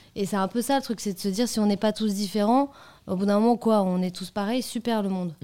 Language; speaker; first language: French; native; French